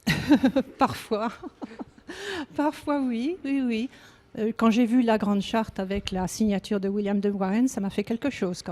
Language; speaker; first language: French; native; French